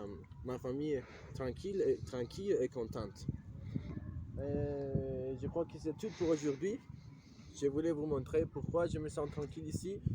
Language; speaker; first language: French; non-native, learner; Spanish